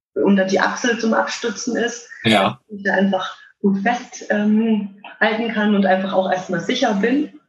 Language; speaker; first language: German; native; German